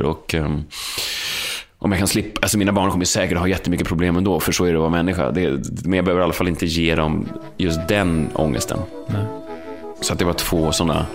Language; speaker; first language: Swedish; native; Swedish